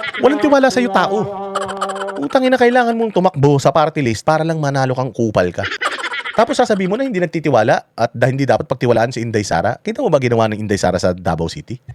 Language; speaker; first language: Filipino; non-native, local second language; Iloko